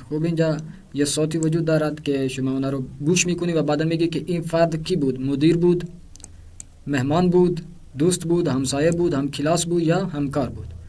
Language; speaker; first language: Persian; non-native, fluent; Urdu